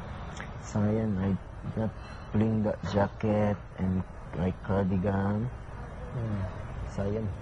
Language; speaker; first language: English; non-native, learner; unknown